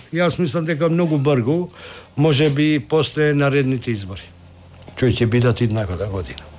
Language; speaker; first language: Macedonian; non-native, local second language; Albanian